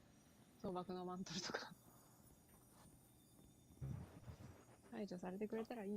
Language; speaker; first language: Japanese; native; Japanese